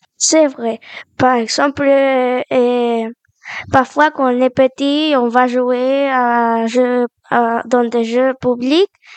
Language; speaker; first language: French; non-native, learner; Spanish